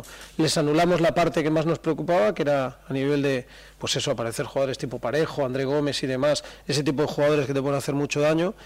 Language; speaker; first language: Spanish; native; Spanish